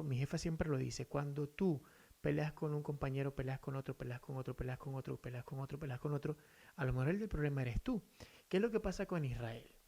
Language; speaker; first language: Spanish; native; Spanish